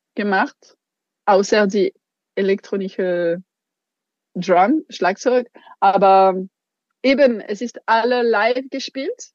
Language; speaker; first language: German; non-native, local second language; French